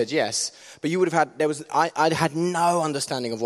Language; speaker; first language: English; native; English